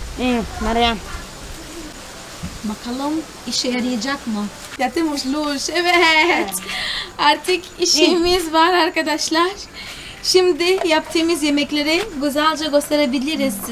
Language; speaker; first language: Turkish; non-native, fluent; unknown